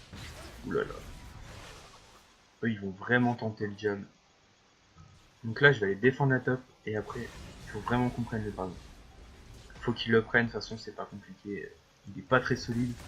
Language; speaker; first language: French; native; French